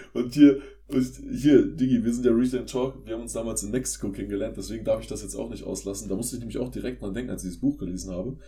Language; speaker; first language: German; native; German